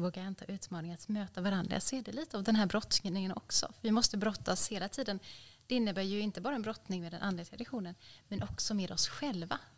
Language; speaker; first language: Swedish; native; Swedish